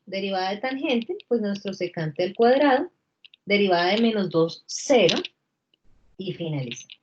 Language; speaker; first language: Spanish; native; Spanish